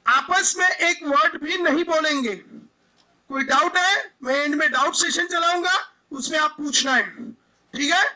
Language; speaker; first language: Hindi; non-native, local second language; Marathi